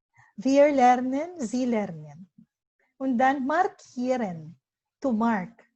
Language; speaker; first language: German; non-native, learner; Filipino